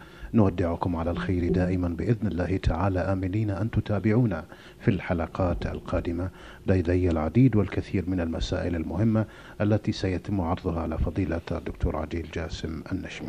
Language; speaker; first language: Arabic; native; Arabic